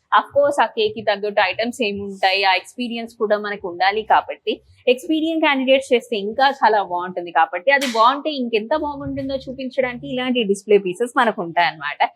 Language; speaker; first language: Telugu; native; Telugu